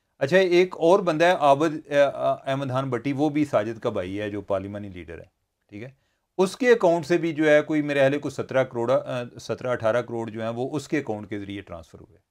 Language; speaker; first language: Urdu; non-native, local second language; Punjabi